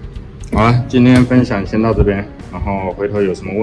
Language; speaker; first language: Chinese; native; Chinese